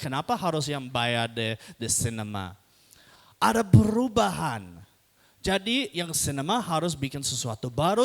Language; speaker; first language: Indonesian; non-native, fluent; English